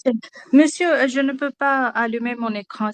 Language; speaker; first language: French; non-native, learner; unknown